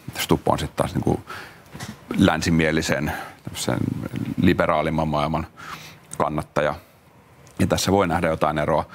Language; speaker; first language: Finnish; native; Finnish